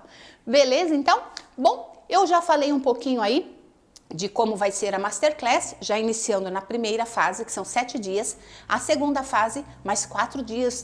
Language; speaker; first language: Portuguese; native; Portuguese